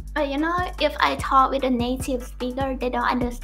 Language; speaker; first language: English; non-native, learner; Thai